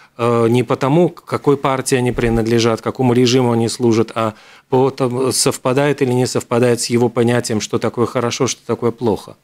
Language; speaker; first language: Russian; native; Russian